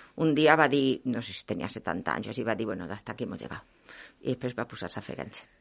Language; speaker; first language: Catalan; non-native, local second language; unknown